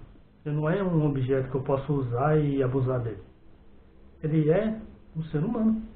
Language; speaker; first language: Portuguese; native; Portuguese